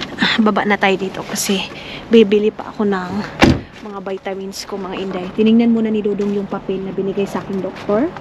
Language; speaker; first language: Filipino; non-native, local second language; Cebuano